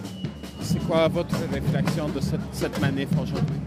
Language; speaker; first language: French; non-native, learner; English